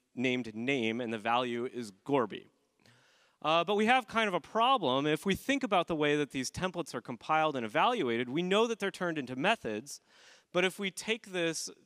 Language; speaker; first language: English; native; English